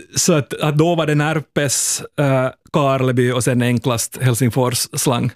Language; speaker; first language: Swedish; native; Swedish